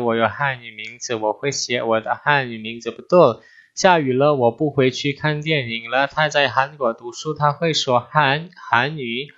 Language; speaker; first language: Chinese; non-native, fluent; Indonesian